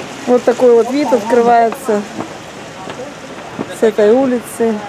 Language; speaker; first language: Russian; native; Russian